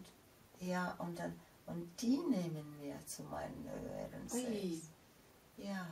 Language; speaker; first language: German; non-native, fluent; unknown